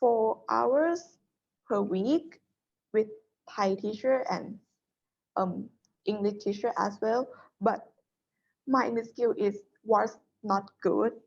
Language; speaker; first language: English; non-native, learner; Thai